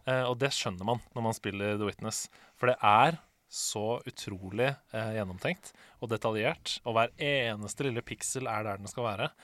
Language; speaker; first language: Norwegian; native; Norwegian